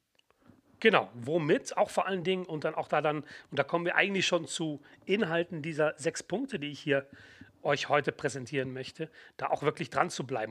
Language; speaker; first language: German; native; German